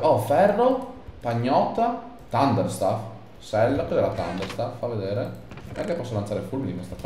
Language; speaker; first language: Italian; native; Italian